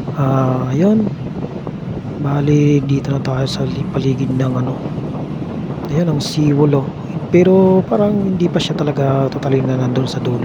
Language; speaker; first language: Filipino; native; Filipino